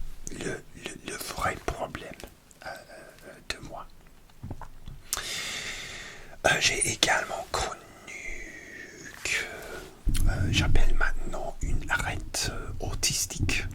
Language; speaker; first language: French; non-native, learner; English